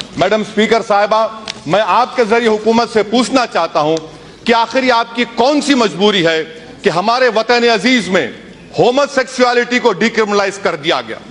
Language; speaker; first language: Urdu; native; Urdu